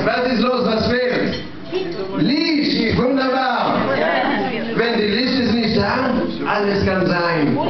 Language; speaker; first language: German; non-native, learner; Russian